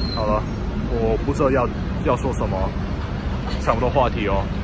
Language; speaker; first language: Chinese; non-native, learner; Cantonese